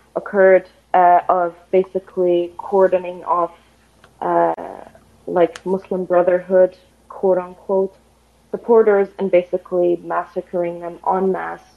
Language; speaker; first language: English; non-native, fluent; Arabic